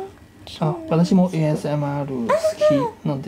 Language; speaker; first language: Japanese; non-native, fluent; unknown